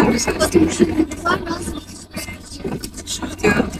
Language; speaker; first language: Russian; native; Russian